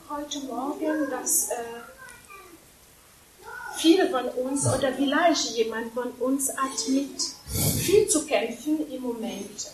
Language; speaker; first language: German; non-native, fluent; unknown